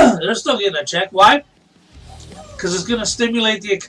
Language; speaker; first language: English; native; English